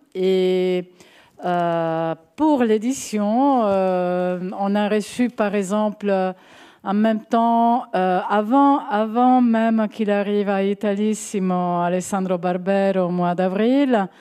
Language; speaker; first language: French; non-native, fluent; Italian